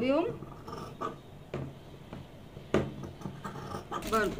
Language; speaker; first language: Arabic; native; Arabic